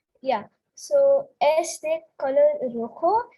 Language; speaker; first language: Spanish; non-native, learner; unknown